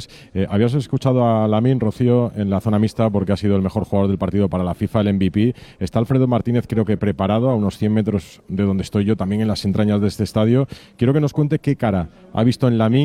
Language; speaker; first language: Spanish; native; Spanish